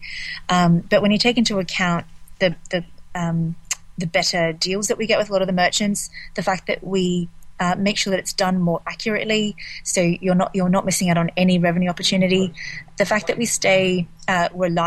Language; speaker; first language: English; native; English